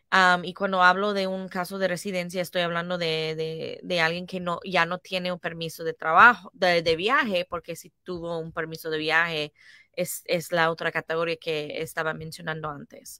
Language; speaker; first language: Spanish; non-native, fluent; English